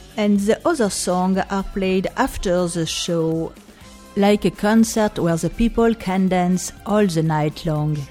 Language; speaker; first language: English; non-native, fluent; French